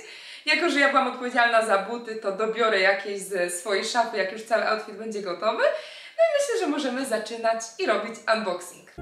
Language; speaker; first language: Polish; native; Polish